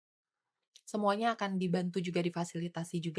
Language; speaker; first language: Indonesian; native; Indonesian